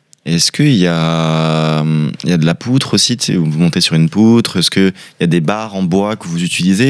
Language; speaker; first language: French; native; French